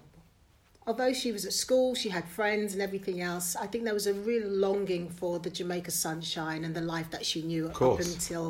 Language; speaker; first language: English; native; English